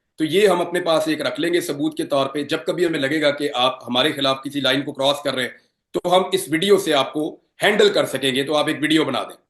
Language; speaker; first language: Urdu; non-native, local second language; Punjabi